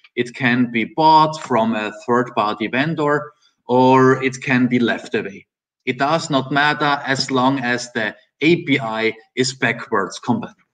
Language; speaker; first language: English; non-native, fluent; German